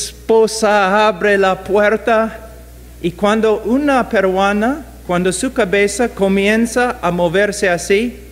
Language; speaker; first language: Spanish; non-native, fluent; English